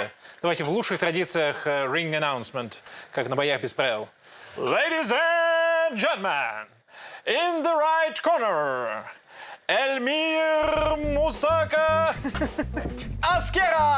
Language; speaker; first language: Russian; native; Russian